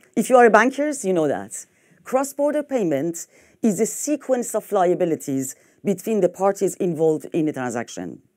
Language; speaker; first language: English; non-native, fluent; French